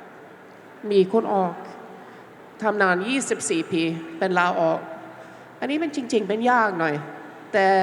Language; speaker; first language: Thai; non-native, learner; Norwegian